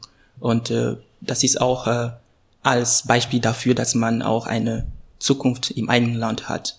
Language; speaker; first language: German; non-native, fluent; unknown